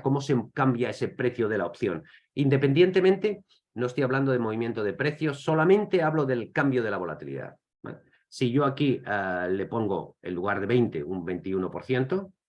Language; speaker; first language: Spanish; native; Spanish